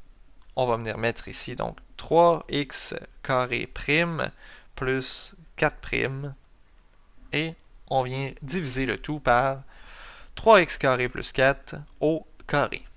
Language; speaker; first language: French; native; French